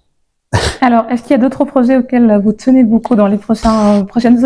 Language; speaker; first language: French; native; French